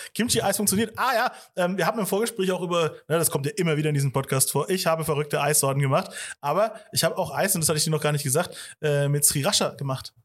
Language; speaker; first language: German; native; German